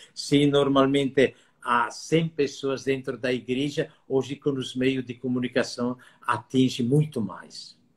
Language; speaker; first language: Portuguese; non-native, fluent; Italian